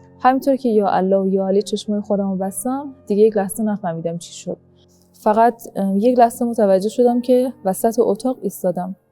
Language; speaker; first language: Persian; native; Persian